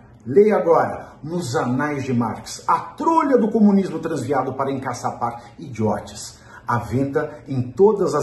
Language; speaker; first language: Portuguese; native; Portuguese